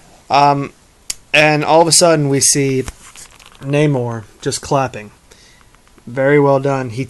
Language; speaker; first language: English; native; English